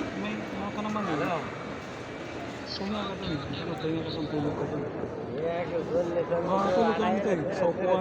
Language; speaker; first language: Filipino; non-native, local second language; Cebuano